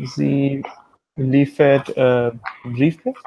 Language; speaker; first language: German; non-native, learner; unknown